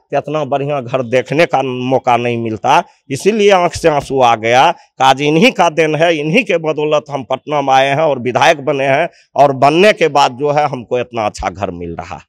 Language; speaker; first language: Hindi; native; Hindi